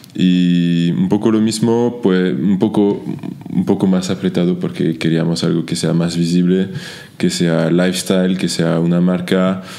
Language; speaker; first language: Spanish; non-native, fluent; French